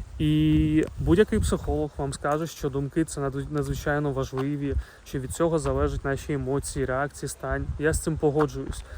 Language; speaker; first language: Ukrainian; non-native, local second language; Russian